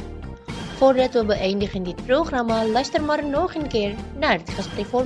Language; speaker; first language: Dutch; non-native, learner; Indonesian